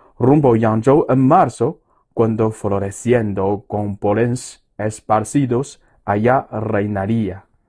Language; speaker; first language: Spanish; non-native, fluent; Chinese